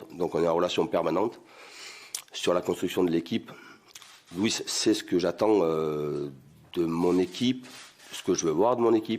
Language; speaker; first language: French; native; French